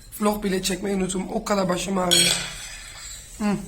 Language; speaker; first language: Turkish; non-native, fluent; Dutch